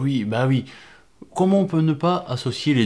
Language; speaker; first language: French; native; French